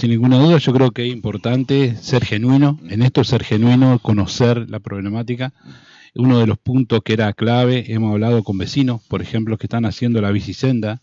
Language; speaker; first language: Spanish; native; Spanish